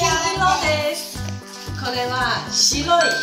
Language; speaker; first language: Japanese; non-native, fluent; Chinese